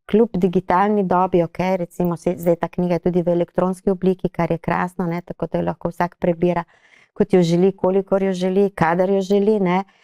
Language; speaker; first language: Slovenian; native; Slovenian